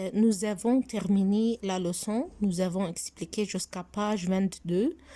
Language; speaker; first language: French; non-native, fluent; Arabic